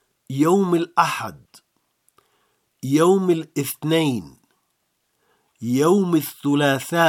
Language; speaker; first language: Arabic; non-native, fluent; French